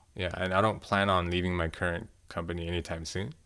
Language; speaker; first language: English; early bilingual, other home language; Korean